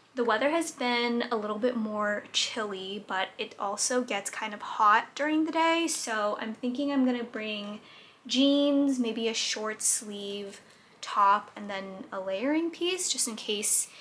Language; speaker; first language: English; native; English